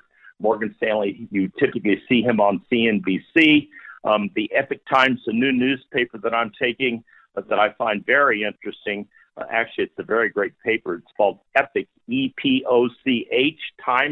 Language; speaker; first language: English; native; English